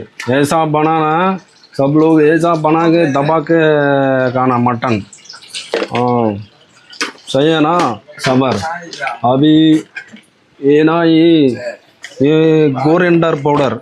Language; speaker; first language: Hindi; non-native, local second language; Tamil